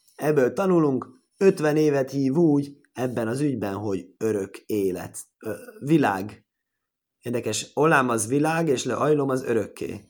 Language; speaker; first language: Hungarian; early bilingual, heritage; Hungarian